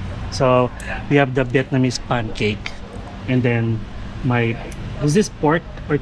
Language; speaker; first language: English; non-native, local second language; Filipino